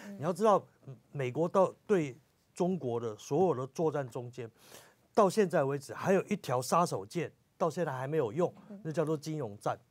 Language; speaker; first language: Chinese; native; Chinese